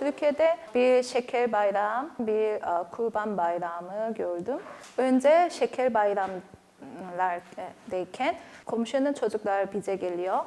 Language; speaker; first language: Turkish; non-native, learner; Korean